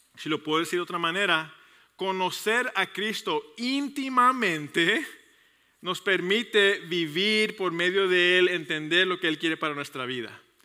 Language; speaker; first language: Spanish; early bilingual, heritage; Spanish